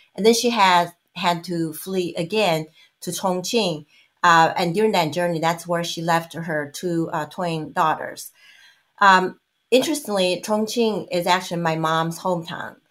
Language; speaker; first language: English; non-native, fluent; Chinese